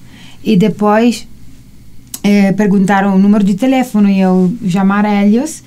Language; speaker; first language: Portuguese; non-native, learner; Italian